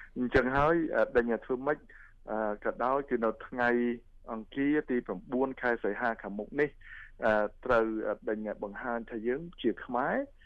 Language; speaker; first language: Khmer; native; Khmer